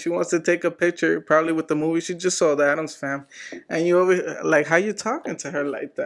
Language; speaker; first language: English; early bilingual, other home language; Spanish